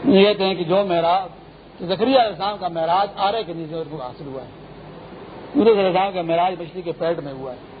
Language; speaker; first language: Urdu; native; Urdu